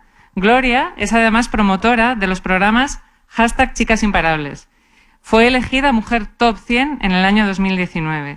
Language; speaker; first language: Spanish; native; Spanish